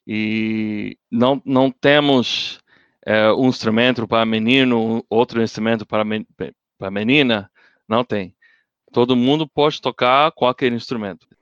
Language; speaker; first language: Portuguese; non-native, learner; English